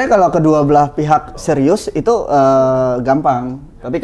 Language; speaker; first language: Indonesian; native; Indonesian